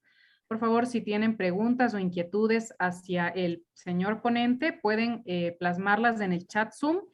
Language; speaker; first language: Spanish; native; Spanish